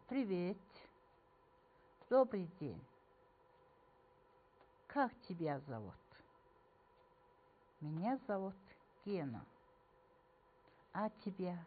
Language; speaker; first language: Russian; non-native, fluent; Mongolian